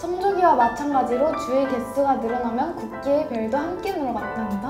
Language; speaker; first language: Korean; native; Korean